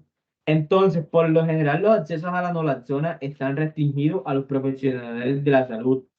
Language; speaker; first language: Spanish; native; Spanish